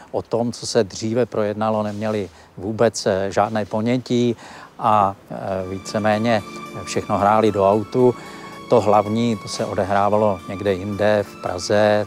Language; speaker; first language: Czech; native; Czech